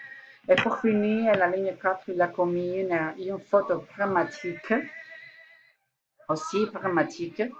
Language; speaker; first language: French; non-native, learner; Spanish